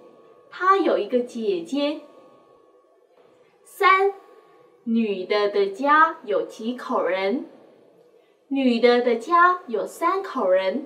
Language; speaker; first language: Chinese; non-native, fluent; Vietnamese